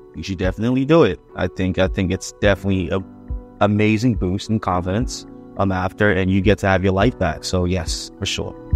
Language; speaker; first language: English; non-native, local second language; Yoruba